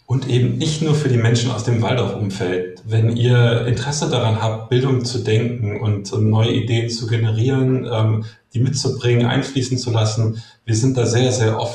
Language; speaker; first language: German; native; German